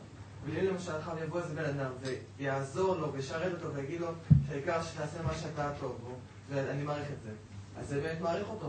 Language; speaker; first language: Hebrew; native; Hebrew